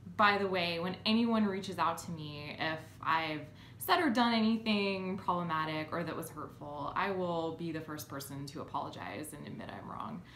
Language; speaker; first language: English; native; English